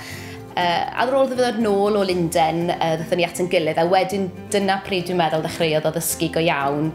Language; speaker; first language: Welsh; native; Welsh